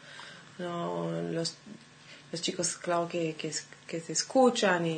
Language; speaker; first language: Spanish; non-native, fluent; Hebrew